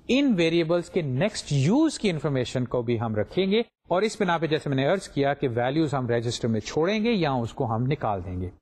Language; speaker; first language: Urdu; native; Urdu